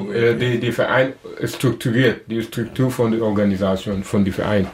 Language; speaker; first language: German; non-native, learner; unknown